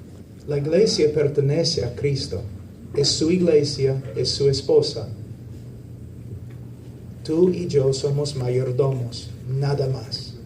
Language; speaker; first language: Spanish; non-native, fluent; English